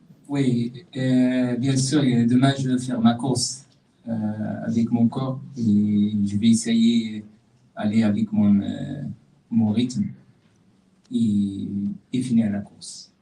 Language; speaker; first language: French; non-native, learner; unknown